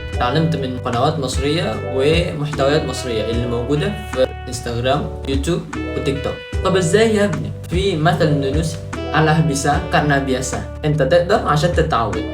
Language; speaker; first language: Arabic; non-native, fluent; Indonesian